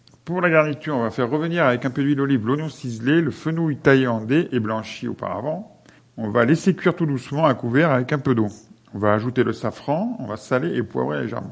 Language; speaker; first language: French; native; French